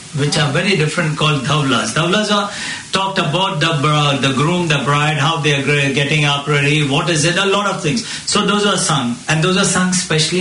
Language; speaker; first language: English; non-native, local second language; Marathi